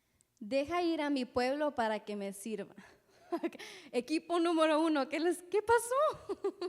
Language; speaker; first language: Spanish; native; Spanish